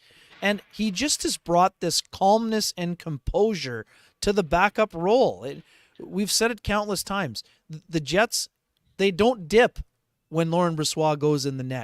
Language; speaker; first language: English; native; English